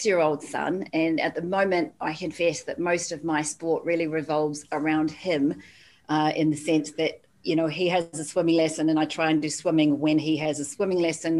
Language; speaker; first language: English; native; English